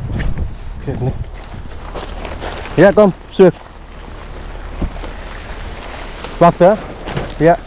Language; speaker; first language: Dutch; non-native, learner; Nepali